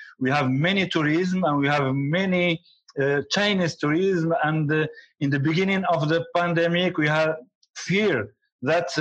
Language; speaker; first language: English; non-native, learner; Arabic